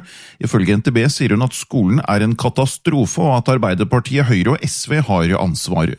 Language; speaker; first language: Norwegian; native; Norwegian